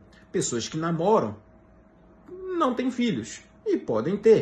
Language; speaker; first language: Portuguese; native; Portuguese